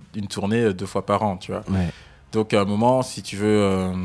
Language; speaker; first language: French; native; French